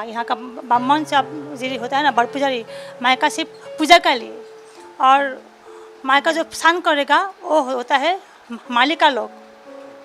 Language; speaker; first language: Hindi; non-native, local second language; Assamese